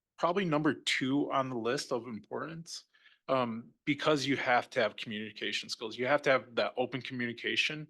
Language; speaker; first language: English; native; English